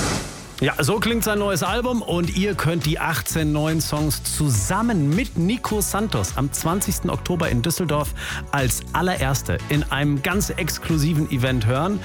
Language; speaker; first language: German; native; German